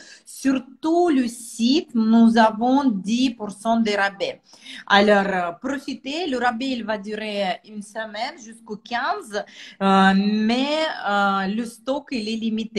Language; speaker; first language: French; non-native, fluent; Russian